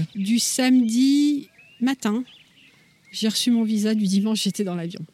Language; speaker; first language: French; native; French